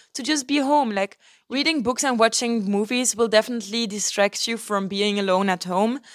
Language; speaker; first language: English; non-native, fluent; Dutch